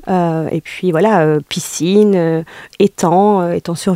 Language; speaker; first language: French; native; French